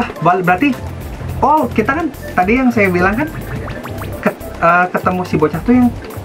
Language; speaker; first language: Indonesian; native; Indonesian